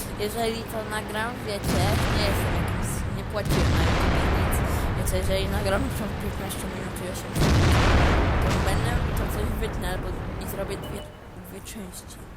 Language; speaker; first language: Polish; native; Polish